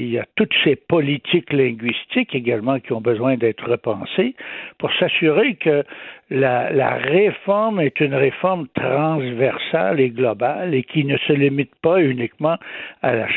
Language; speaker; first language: French; native; French